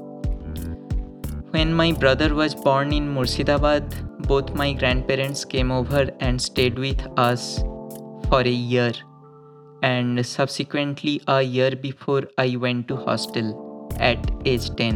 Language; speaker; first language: English; non-native, local second language; Bangla